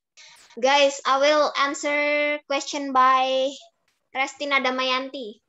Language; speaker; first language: English; non-native, learner; Indonesian